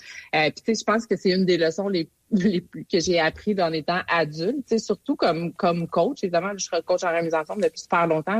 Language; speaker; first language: French; native; French